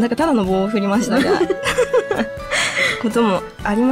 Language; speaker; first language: Japanese; native; Japanese